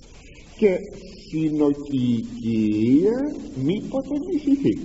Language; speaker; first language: Greek; native; Greek